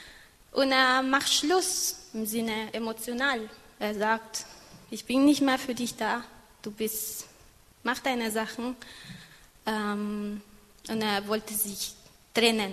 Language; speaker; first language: German; non-native, fluent; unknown